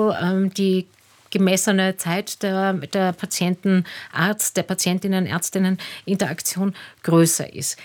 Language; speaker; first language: German; native; German